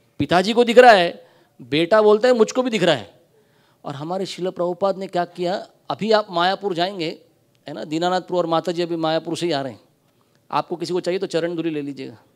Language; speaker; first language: Hindi; non-native, local second language; Marathi